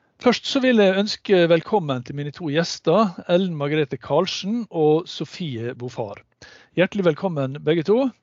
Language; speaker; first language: Norwegian; native; Norwegian